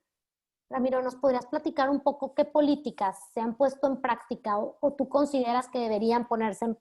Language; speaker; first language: Spanish; native; Spanish